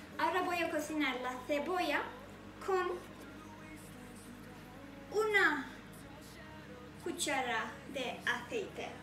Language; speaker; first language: Spanish; non-native, fluent; Turkish